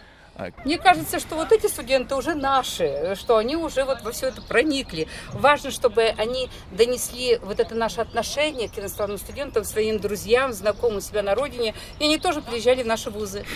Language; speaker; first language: Russian; native; Russian